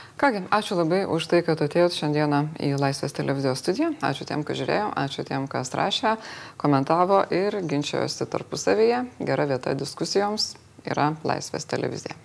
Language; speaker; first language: Lithuanian; native; Lithuanian